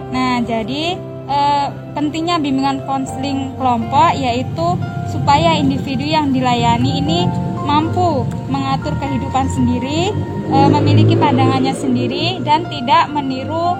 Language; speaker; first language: Indonesian; native; Indonesian